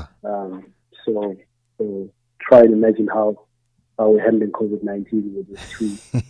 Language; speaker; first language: English; non-native, local second language; Zulu